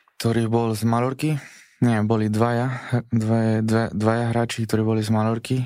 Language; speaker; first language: Slovak; non-native, fluent; Spanish